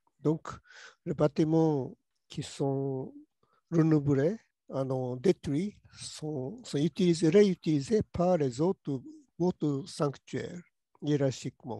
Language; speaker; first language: French; non-native, learner; Japanese